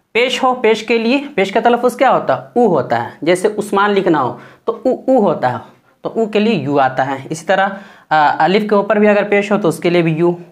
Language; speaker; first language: Urdu; native; Urdu